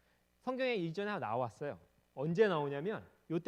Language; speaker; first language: Korean; native; Korean